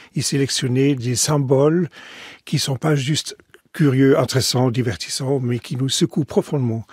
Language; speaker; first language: French; non-native, fluent; Dutch